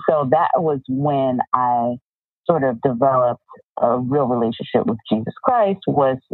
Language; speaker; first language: English; native; English